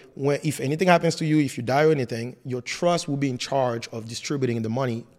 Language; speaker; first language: English; non-native, fluent; French